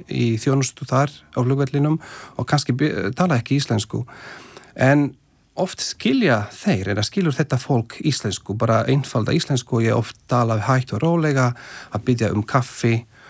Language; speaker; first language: Icelandic; non-native, fluent; Slovak